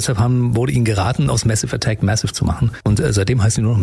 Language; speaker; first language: German; native; German